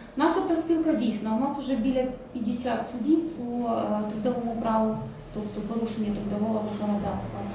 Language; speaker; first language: Ukrainian; non-native, local second language; Russian